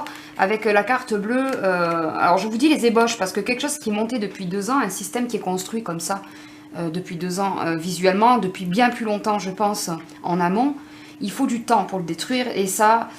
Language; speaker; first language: French; native; French